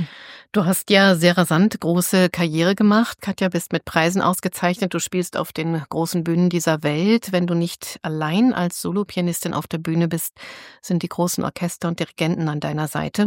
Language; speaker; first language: German; native; German